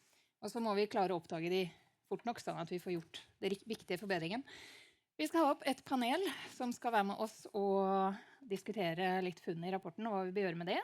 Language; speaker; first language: Norwegian; native; Norwegian